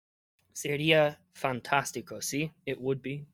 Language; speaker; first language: Spanish; non-native, fluent; English